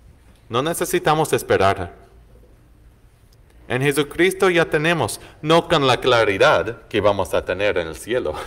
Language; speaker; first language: Spanish; non-native, fluent; English